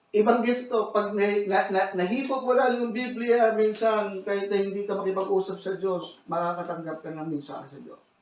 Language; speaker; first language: Filipino; non-native, local second language; Cebuano